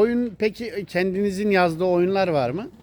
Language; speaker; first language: Turkish; native; Turkish